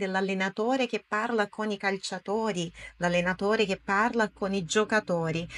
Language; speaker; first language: Italian; non-native, fluent; Portuguese